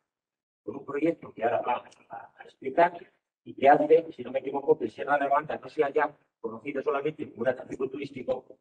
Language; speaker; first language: Spanish; native; Spanish